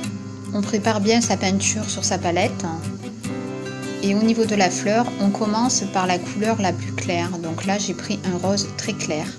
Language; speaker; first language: French; native; French